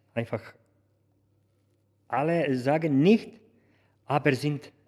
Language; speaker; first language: German; non-native, learner; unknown